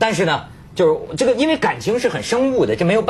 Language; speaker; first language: Chinese; native; Chinese